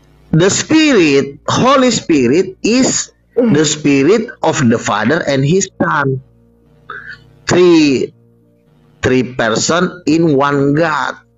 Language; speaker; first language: English; non-native, learner; Indonesian